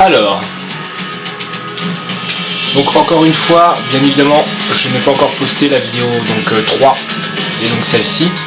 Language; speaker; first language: French; native; French